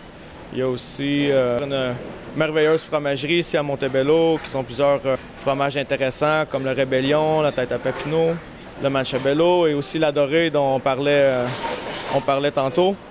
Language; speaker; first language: French; native; French